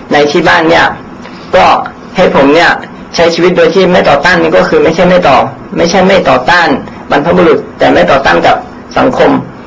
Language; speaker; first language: Thai; non-native, local second language; Akha